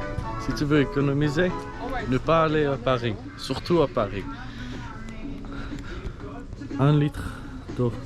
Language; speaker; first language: French; non-native, learner; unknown